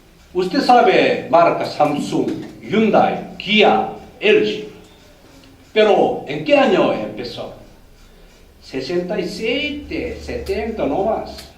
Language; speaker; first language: Spanish; non-native, learner; Korean